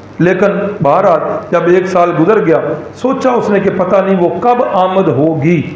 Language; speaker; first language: Urdu; non-native, local second language; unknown